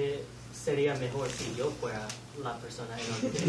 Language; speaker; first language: Spanish; non-native, learner; English